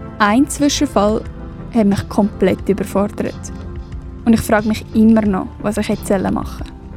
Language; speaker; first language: German; native; German